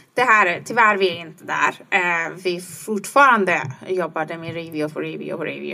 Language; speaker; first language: Swedish; non-native, fluent; Persian